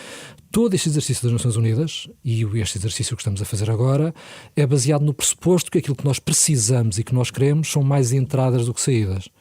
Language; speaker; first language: Portuguese; native; Portuguese